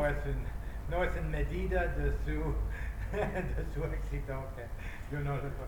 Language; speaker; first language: Spanish; non-native, fluent; English